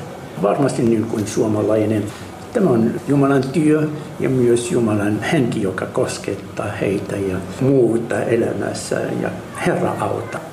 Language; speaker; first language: Finnish; non-native, fluent; Arabic